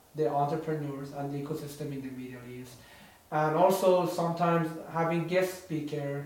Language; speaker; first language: English; non-native, fluent; Persian